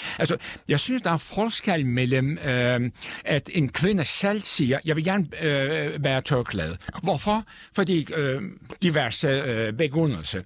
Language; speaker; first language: Danish; non-native, fluent; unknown